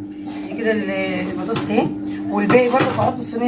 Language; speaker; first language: Arabic; native; Arabic